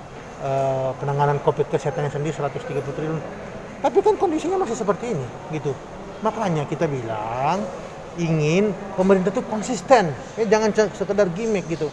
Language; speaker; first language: Indonesian; native; Indonesian